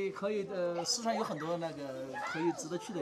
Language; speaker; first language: Chinese; native; Chinese